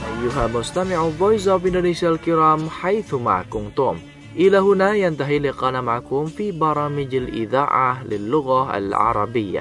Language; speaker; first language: Arabic; non-native, fluent; Indonesian